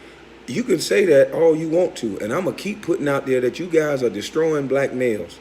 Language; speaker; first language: English; native; English